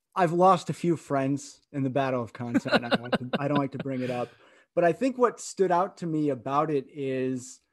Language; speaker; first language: English; native; English